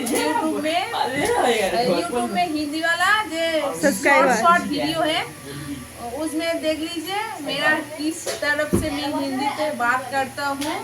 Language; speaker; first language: Hindi; non-native, local second language; Bangla